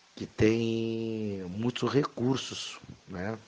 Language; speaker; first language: Portuguese; non-native, fluent; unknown